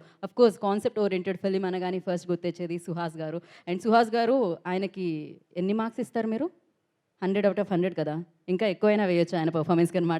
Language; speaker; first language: Telugu; native; Telugu